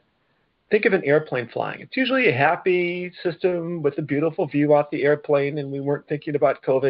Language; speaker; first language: English; native; English